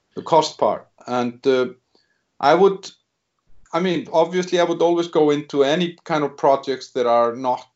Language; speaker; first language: English; non-native, fluent; Icelandic